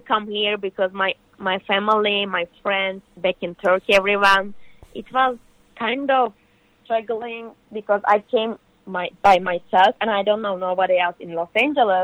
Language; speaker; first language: English; non-native, learner; Turkish